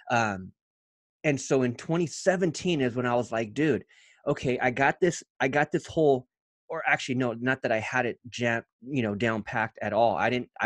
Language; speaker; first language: English; native; English